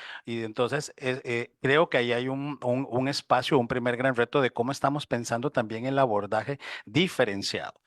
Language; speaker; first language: Spanish; native; Spanish